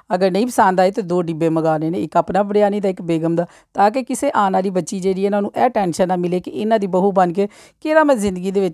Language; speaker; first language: Urdu; non-native, local second language; Punjabi